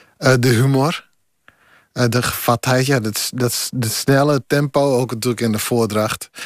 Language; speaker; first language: Dutch; non-native, local second language; Western Frisian